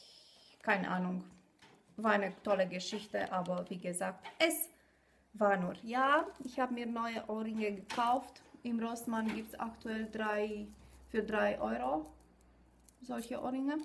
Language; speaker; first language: German; non-native, fluent; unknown